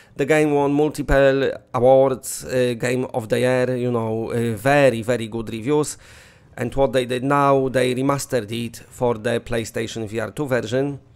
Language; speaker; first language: English; non-native, fluent; Polish